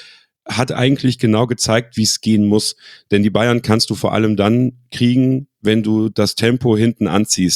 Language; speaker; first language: German; native; German